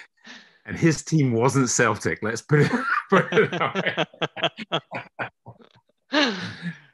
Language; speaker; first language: English; native; English